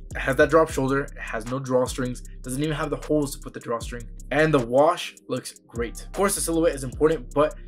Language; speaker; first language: English; native; English